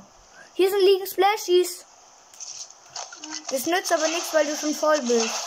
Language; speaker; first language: German; native; German